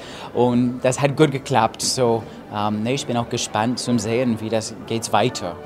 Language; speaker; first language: German; non-native, fluent; English